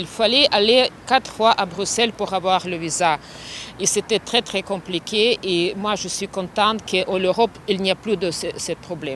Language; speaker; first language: French; non-native, fluent; Ukrainian